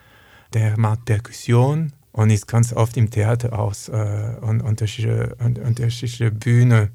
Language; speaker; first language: German; non-native, learner; French